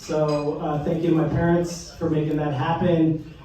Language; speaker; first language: English; native; English